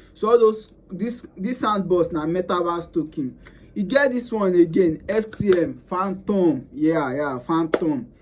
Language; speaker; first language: Nigerian Pidgin; non-native, local second language; Yoruba